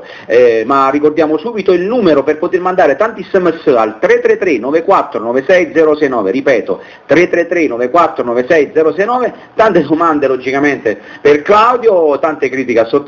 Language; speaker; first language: Italian; native; Italian